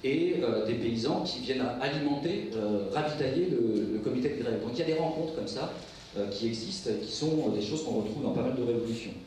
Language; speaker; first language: French; native; French